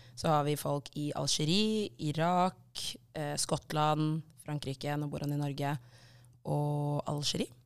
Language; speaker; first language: Norwegian; early bilingual, other home language; Tigrinya